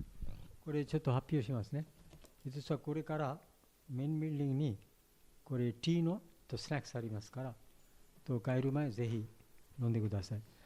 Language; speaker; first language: Japanese; non-native, learner; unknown